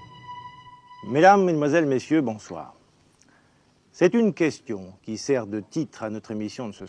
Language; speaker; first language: French; native; French